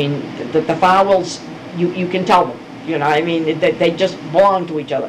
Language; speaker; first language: English; native; English